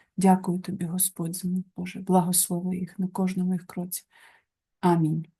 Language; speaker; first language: Ukrainian; non-native, local second language; Russian